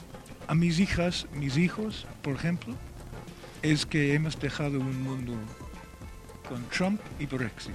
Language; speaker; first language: Spanish; non-native, fluent; Welsh